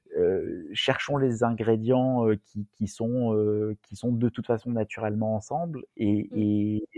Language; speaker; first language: French; native; French